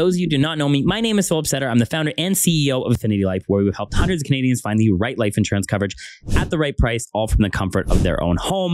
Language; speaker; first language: English; native; English